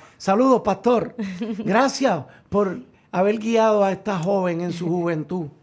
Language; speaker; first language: Spanish; native; Spanish